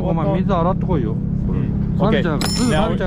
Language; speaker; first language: Japanese; native; Japanese